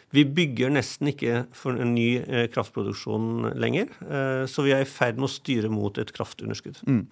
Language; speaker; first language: Norwegian; non-native, fluent; German